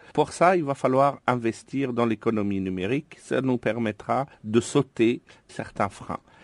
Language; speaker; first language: French; non-native, local second language; Arabic